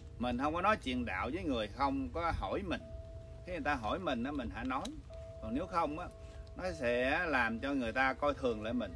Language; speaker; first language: Vietnamese; early bilingual, other home language; English